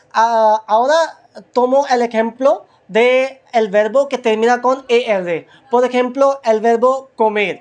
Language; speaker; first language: Spanish; non-native, learner; Hindi